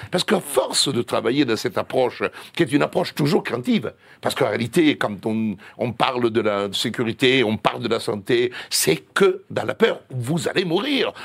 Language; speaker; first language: French; non-native, fluent; Italian